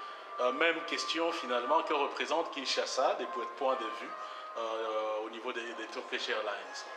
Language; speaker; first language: French; native; French